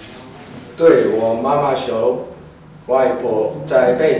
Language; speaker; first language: Chinese; non-native, learner; Korean